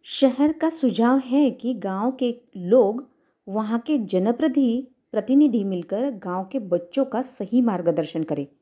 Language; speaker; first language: Hindi; non-native, local second language; Marathi